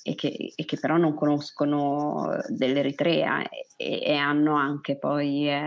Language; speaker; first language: Italian; native; Italian